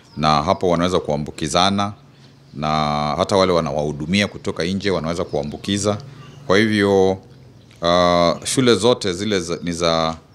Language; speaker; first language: Swahili; non-native, local second language; Kamba